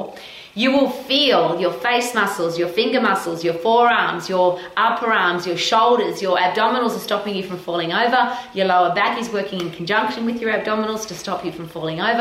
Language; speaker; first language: English; native; English